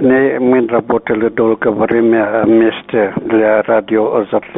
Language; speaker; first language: Russian; non-native, local second language; Uzbek